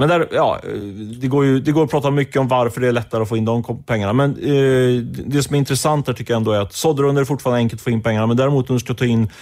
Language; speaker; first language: Swedish; native; Swedish